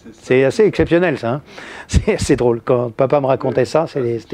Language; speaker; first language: French; native; French